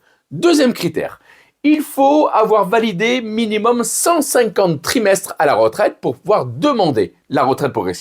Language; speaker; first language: French; native; French